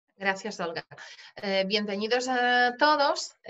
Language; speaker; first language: Spanish; non-native, fluent; Polish